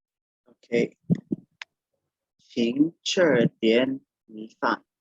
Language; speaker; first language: Chinese; non-native, learner; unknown